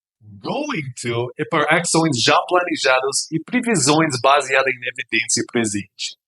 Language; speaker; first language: Portuguese; non-native, fluent; English